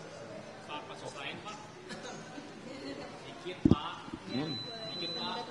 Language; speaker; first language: Indonesian; native; Indonesian